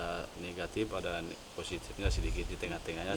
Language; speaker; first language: Indonesian; non-native, local second language; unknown